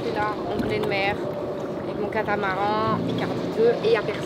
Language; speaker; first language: French; native; French